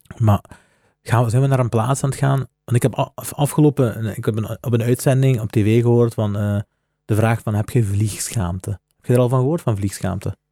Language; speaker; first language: Dutch; native; Dutch